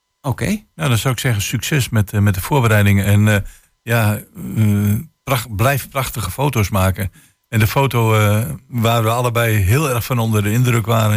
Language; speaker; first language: Dutch; native; Dutch